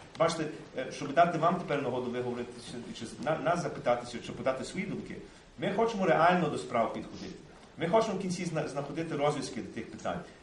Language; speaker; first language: Ukrainian; early bilingual, heritage; Ukrainian